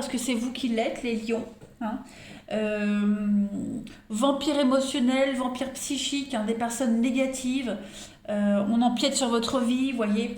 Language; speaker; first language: French; native; French